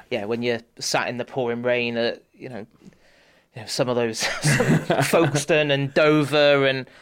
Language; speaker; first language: English; native; English